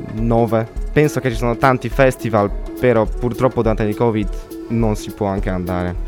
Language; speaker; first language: Italian; non-native, fluent; Polish